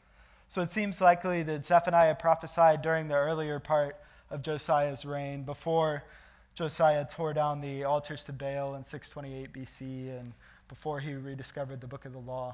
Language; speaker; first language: English; native; English